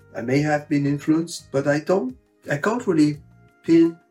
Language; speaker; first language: English; non-native, fluent; French